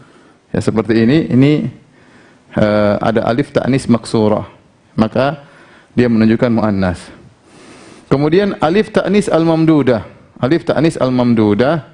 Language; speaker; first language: Indonesian; native; Indonesian